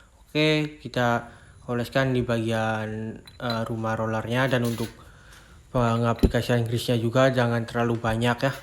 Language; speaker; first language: Indonesian; native; Indonesian